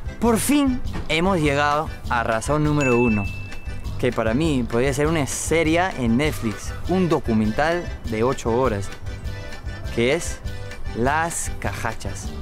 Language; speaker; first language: Spanish; non-native, fluent; English